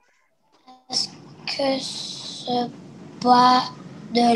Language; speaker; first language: French; non-native, learner; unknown